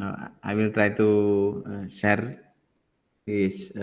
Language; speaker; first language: English; non-native, learner; Indonesian